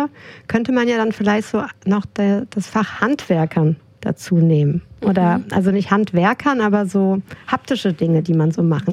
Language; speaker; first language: German; native; German